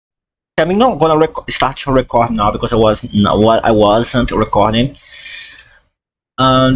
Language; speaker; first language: English; non-native, fluent; Portuguese